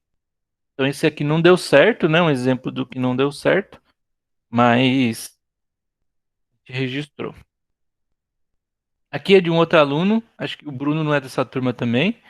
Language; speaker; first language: Portuguese; native; Portuguese